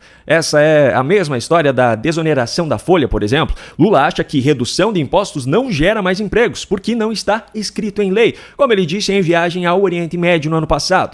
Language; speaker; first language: Portuguese; native; Portuguese